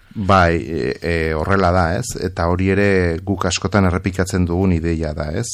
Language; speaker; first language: Basque; non-native, local second language; Spanish